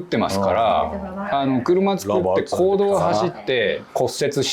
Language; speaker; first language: Japanese; native; Japanese